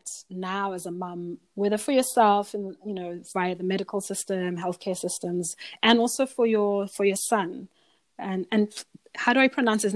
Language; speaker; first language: English; non-native, local second language; Shona